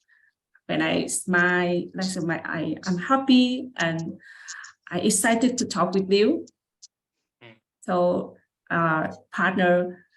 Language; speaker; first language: English; non-native, learner; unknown